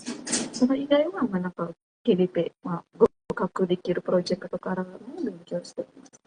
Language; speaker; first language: Japanese; non-native, learner; Indonesian